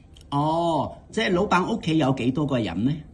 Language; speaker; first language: Cantonese; native; Cantonese